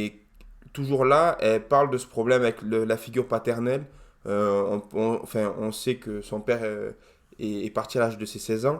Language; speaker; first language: French; native; French